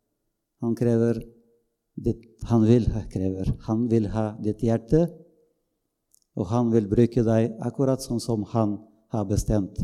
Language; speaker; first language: Norwegian; non-native, fluent; Bulgarian